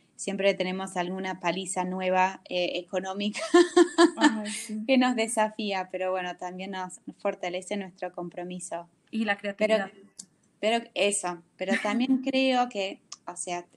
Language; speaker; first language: Spanish; non-native, fluent; English